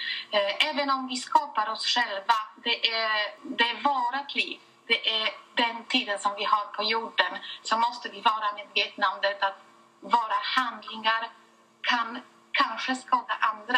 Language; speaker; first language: Swedish; non-native, fluent; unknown